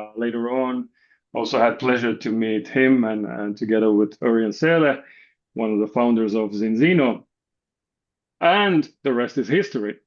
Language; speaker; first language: English; non-native, fluent; Estonian